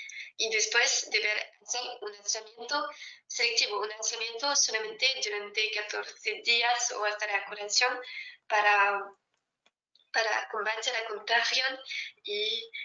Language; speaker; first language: Spanish; non-native, fluent; French